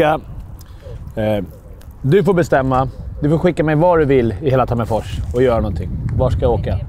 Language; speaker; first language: Swedish; native; Swedish